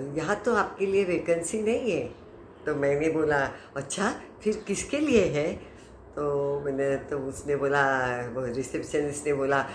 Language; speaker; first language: Hindi; non-native, local second language; Marathi